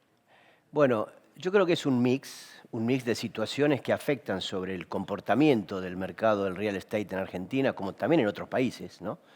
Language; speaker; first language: Spanish; native; Spanish